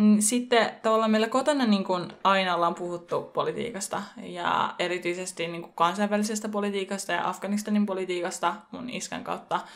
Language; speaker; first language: Finnish; early bilingual, other home language; Persian